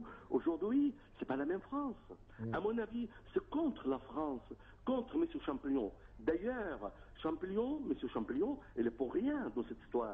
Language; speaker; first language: French; non-native, fluent; Arabic